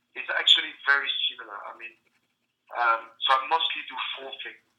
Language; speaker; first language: English; non-native, fluent; French